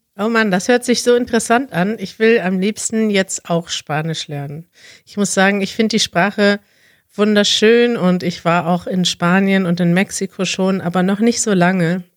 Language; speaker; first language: German; native; German